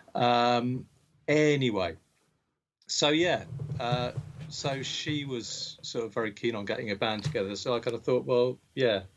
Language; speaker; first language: English; native; English